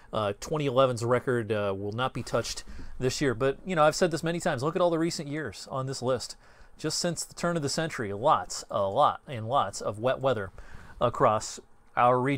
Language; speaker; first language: English; native; English